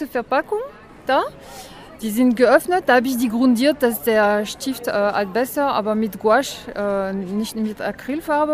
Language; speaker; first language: German; non-native, learner; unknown